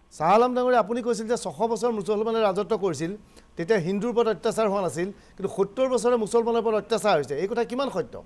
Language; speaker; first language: Assamese; native; Assamese